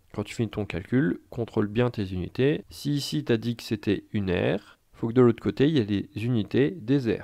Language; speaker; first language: French; native; French